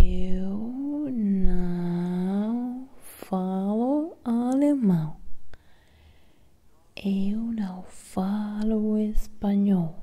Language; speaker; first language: Portuguese; non-native, learner; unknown